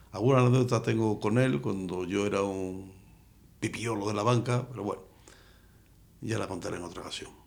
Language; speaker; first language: Spanish; native; Spanish